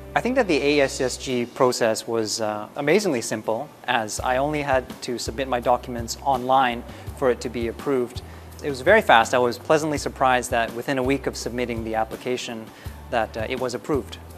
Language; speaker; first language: English; native; English